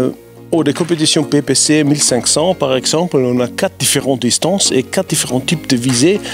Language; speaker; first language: French; non-native, fluent; German